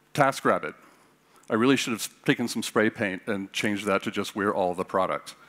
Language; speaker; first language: English; native; English